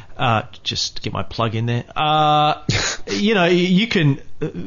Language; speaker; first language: English; native; English